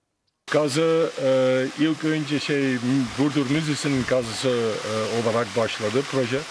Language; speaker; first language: Turkish; non-native, fluent; Dutch